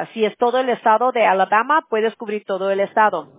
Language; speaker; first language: Spanish; early bilingual, heritage; Spanish